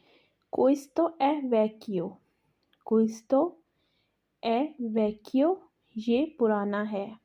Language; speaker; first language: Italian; non-native, fluent; Urdu